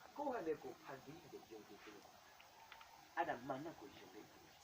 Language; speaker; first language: Burmese; non-native, local second language; Kachin